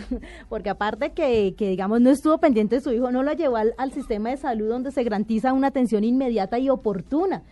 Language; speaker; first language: Spanish; native; Spanish